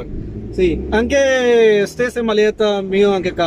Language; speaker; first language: Italian; non-native, learner; Urdu